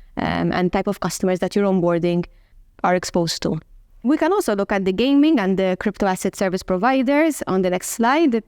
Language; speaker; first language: English; non-native, local second language; Maltese